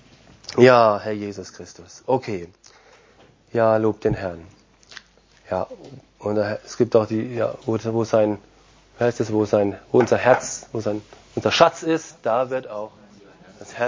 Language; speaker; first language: German; non-native, fluent; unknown